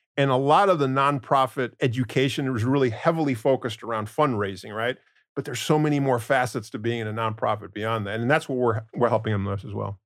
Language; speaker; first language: English; non-native, fluent; Spanish